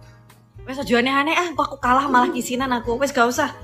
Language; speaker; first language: Indonesian; non-native, local second language; Javanese